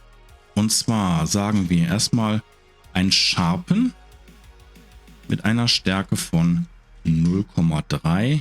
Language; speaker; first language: German; native; German